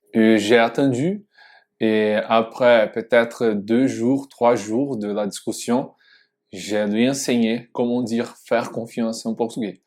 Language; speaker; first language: French; non-native, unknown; Portuguese